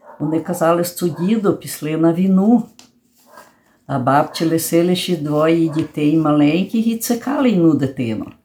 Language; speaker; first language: Ukrainian; early bilingual, heritage; Ukrainian